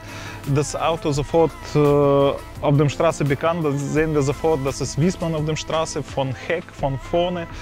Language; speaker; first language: German; non-native, fluent; Russian